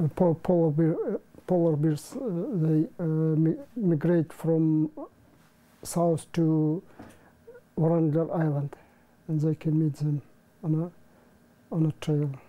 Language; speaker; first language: English; non-native, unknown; Russian